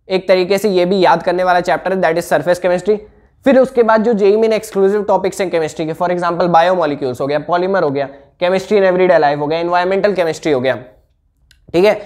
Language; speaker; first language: Hindi; native; Hindi